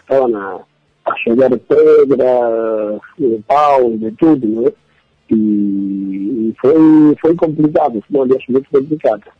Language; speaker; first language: Portuguese; non-native, learner; Spanish